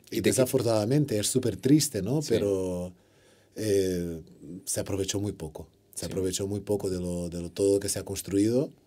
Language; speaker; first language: Spanish; non-native, fluent; Portuguese